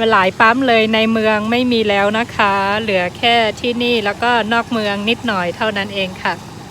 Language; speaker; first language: Thai; non-native, fluent; Shan